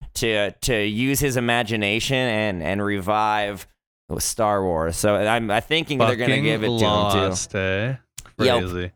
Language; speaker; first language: English; native; English